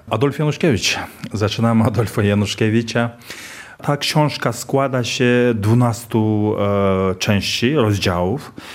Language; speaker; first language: Polish; non-native, fluent; Kazakh